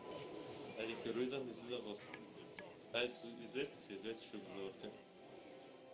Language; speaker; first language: Bulgarian; native; Bulgarian